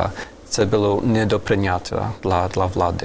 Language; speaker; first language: Ukrainian; non-native, fluent; German